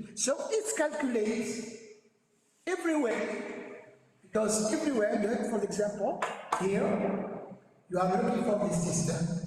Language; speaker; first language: English; non-native, learner; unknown